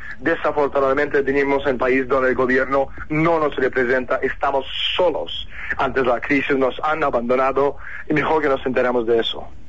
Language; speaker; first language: Spanish; non-native, fluent; Russian